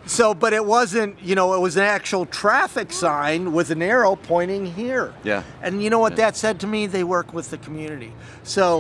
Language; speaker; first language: English; native; English